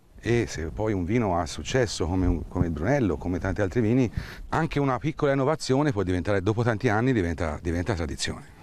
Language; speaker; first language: Italian; native; Italian